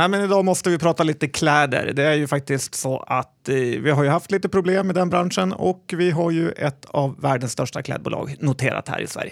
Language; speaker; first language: Swedish; native; Swedish